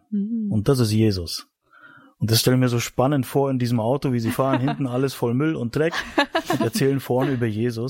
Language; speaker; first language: German; native; German